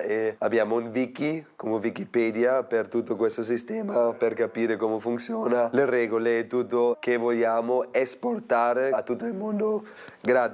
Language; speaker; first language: Italian; non-native, fluent; German